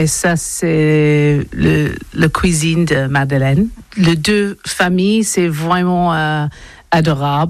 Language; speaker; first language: French; non-native, learner; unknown